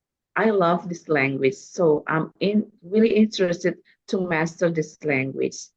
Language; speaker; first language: English; non-native, learner; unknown